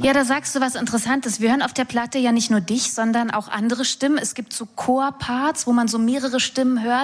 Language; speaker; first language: German; native; German